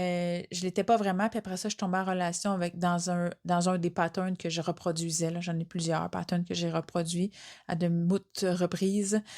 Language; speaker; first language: French; native; French